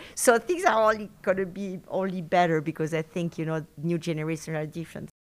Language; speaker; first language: English; non-native, fluent; Spanish